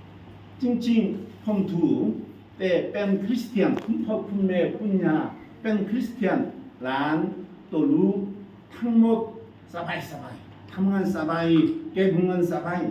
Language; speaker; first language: Thai; non-native, learner; Korean